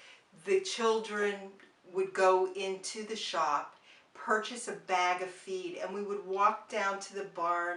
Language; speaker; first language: English; native; English